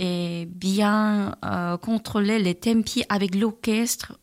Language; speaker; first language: French; non-native, learner; Korean